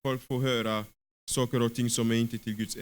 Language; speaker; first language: Swedish; non-native, fluent; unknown